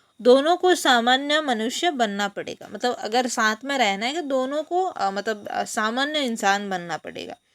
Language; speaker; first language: Hindi; non-native, local second language; Bangla